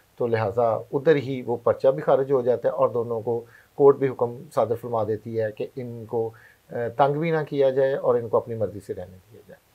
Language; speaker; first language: Urdu; non-native, local second language; Punjabi